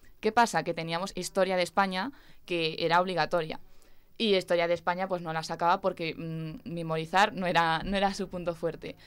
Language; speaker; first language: Spanish; native; Spanish